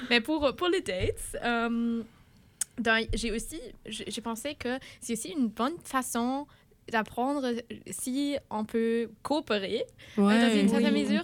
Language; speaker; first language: French; non-native, fluent; German